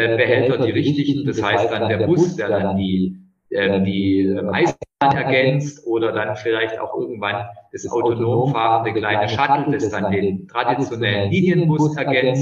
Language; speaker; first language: German; native; German